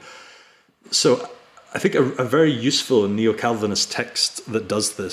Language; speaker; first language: English; native; English